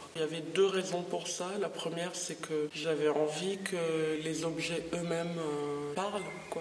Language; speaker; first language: French; non-native, local second language; Arabic